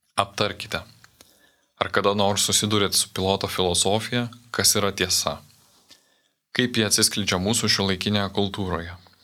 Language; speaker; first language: Lithuanian; native; Lithuanian